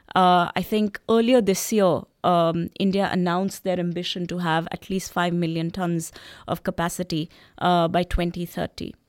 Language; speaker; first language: English; non-native, local second language; Hindi